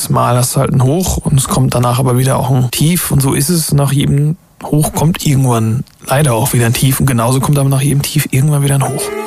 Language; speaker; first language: German; native; German